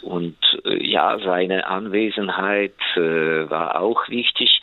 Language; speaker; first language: German; non-native, fluent; Ukrainian